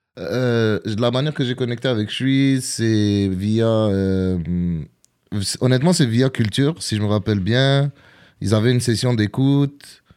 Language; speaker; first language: French; early bilingual, other home language; Arabic